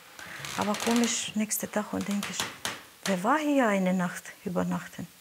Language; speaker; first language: German; non-native, learner; Russian